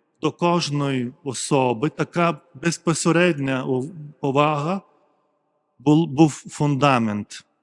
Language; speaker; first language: Ukrainian; non-native, fluent; Lithuanian